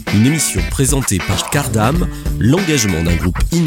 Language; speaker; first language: French; native; French